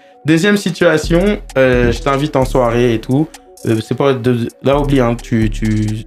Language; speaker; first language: French; native; French